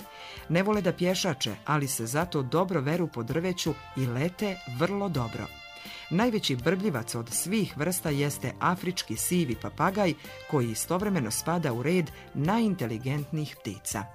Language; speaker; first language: Croatian; native; Croatian